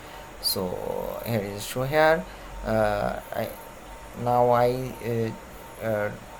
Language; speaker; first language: English; non-native, learner; Bangla